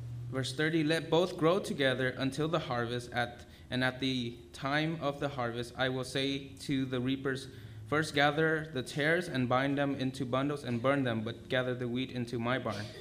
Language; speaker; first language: English; early bilingual, other home language; Vietnamese